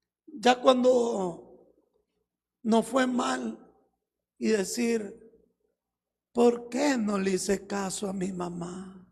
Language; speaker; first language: Spanish; native; Spanish